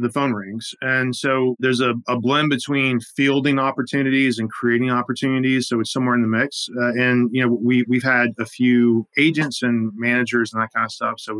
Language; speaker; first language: English; native; English